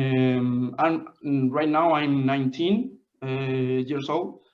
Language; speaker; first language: English; non-native, fluent; Spanish